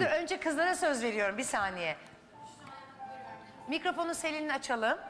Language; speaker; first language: Turkish; native; Turkish